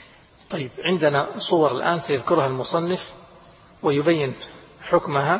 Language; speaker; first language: Arabic; native; Arabic